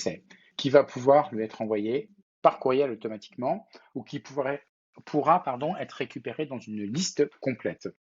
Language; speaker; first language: French; native; French